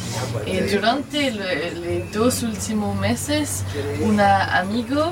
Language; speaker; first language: Spanish; non-native, learner; French